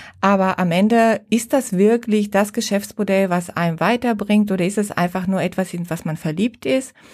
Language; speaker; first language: German; non-native, fluent; Bulgarian